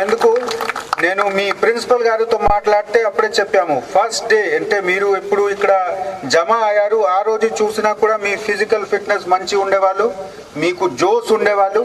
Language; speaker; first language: Telugu; non-native, learner; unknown